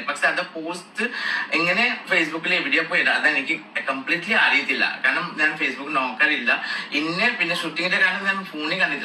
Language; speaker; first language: Malayalam; non-native, fluent; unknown